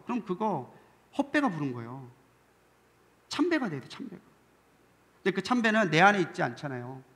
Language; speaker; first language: Korean; native; Korean